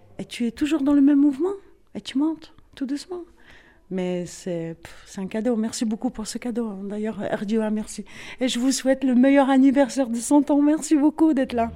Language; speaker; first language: French; non-native, fluent; Polish